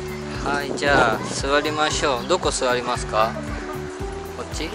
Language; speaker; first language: Japanese; native; Japanese